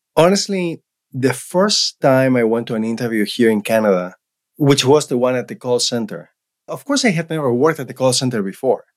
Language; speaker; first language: English; non-native, fluent; Spanish